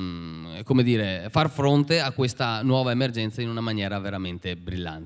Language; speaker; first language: Italian; native; Italian